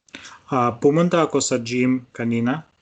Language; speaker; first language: Filipino; non-native, learner; Russian